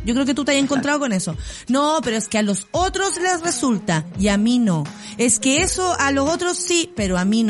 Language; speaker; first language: Spanish; native; Spanish